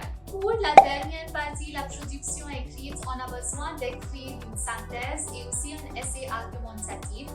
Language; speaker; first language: French; non-native, fluent; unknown